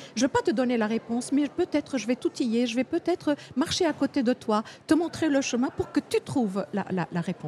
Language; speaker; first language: French; non-native, local second language; Arabic